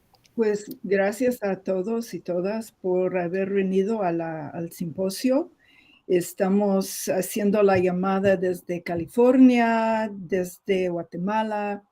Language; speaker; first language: Spanish; non-native, fluent; English